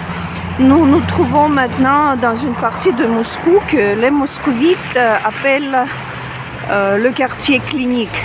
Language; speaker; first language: French; non-native, fluent; Russian